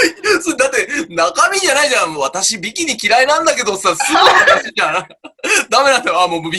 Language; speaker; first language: Japanese; native; Japanese